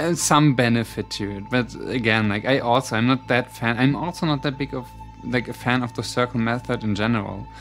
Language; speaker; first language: English; non-native, fluent; German